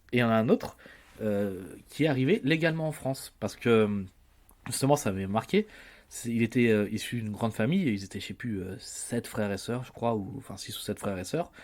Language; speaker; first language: French; native; French